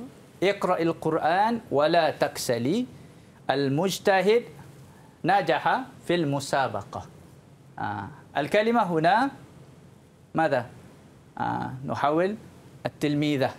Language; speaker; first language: Arabic; non-native, fluent; Malay